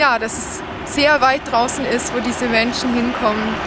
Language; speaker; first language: German; non-native, fluent; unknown